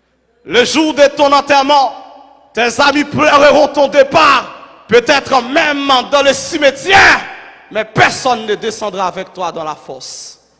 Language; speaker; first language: French; non-native, local second language; Haitian Creole